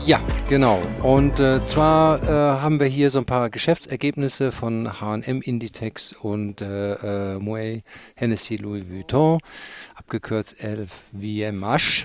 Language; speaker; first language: German; native; German